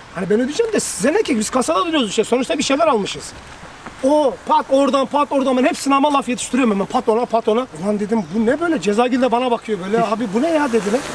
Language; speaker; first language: Turkish; early bilingual, heritage; Turkish